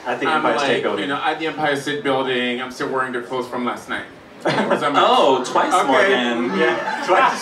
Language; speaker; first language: English; non-native, fluent; French